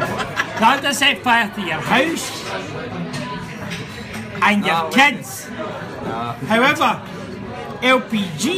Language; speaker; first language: English; native; English